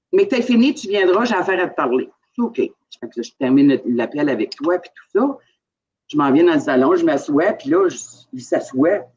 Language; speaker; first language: French; native; French